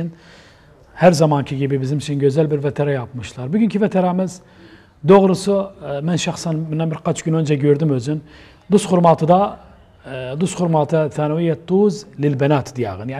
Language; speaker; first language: Turkish; native; Turkish